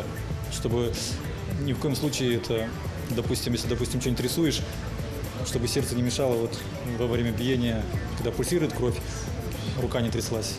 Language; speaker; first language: Russian; native; Russian